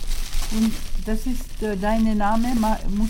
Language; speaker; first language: German; non-native, local second language; French